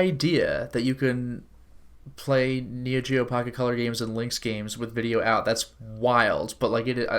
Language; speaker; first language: English; native; English